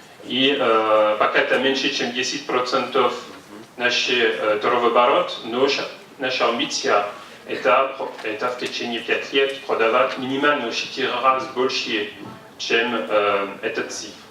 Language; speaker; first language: Russian; non-native, fluent; French